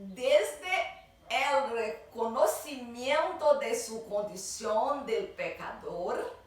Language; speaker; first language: Spanish; non-native, learner; Portuguese